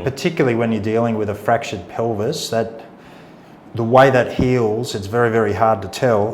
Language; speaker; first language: English; native; English